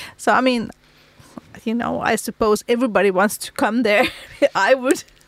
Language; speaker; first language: English; non-native, fluent; Finnish